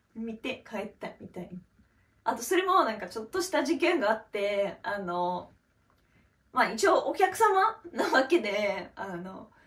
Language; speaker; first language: Japanese; non-native, fluent; Russian